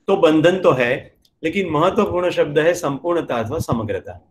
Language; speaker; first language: Hindi; non-native, local second language; Gujarati